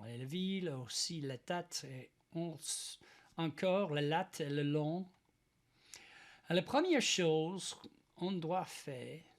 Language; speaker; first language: French; non-native, learner; English